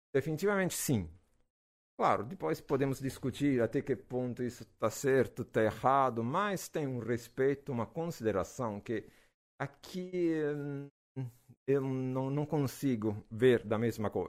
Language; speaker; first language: Portuguese; non-native, fluent; Italian